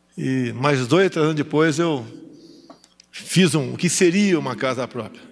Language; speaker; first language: Portuguese; native; Portuguese